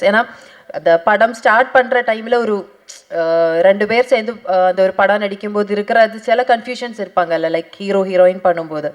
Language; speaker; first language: Tamil; non-native, fluent; Malayalam